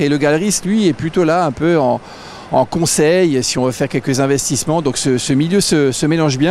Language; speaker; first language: French; native; French